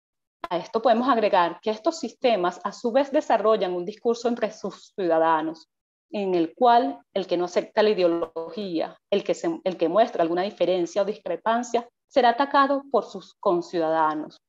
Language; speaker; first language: Spanish; native; Spanish